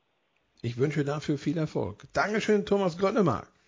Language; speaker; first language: German; native; German